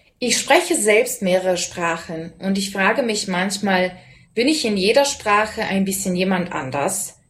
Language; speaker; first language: German; non-native, fluent; Serbian